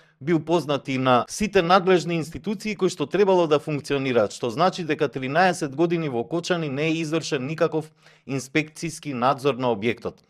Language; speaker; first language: Macedonian; native; Macedonian